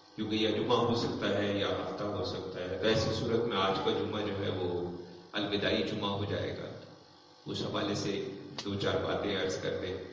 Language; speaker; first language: Urdu; non-native, local second language; Punjabi